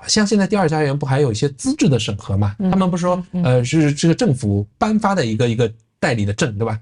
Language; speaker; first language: Chinese; native; Chinese